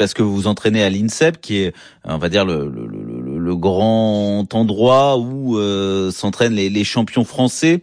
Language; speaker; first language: French; native; French